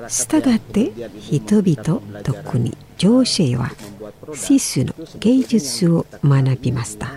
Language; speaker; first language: Japanese; non-native, learner; Indonesian